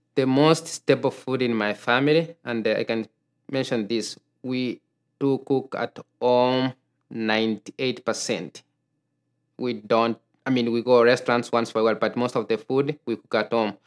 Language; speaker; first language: English; non-native, local second language; Gusii